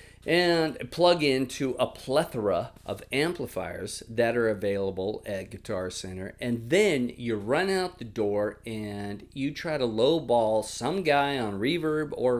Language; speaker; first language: English; native; English